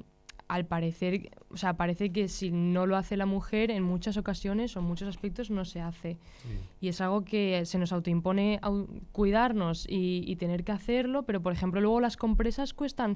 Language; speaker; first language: Spanish; native; Spanish